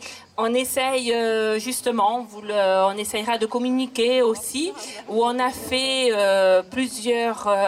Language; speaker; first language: French; native; French